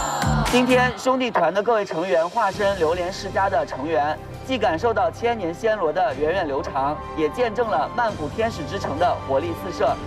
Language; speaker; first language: Chinese; native; Chinese